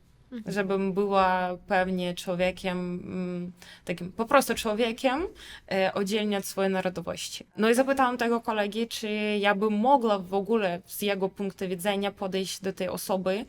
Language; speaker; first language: Polish; non-native, fluent; Russian